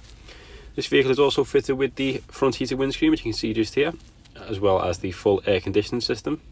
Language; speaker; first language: English; native; English